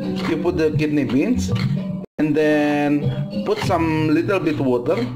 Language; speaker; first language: English; non-native, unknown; Indonesian